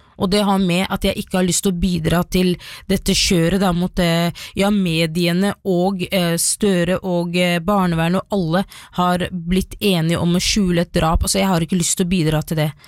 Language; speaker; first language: Norwegian; early bilingual, other home language; Somali